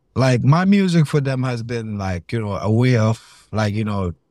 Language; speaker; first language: English; non-native, local second language; Wolof